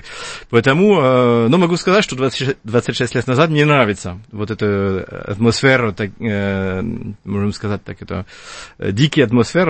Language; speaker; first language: Russian; non-native, fluent; French